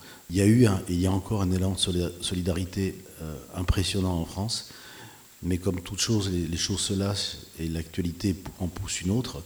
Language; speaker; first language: French; native; French